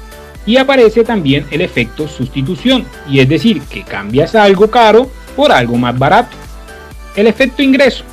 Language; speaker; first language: Spanish; native; Spanish